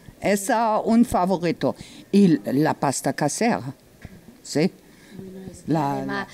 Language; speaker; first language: Spanish; non-native, learner; German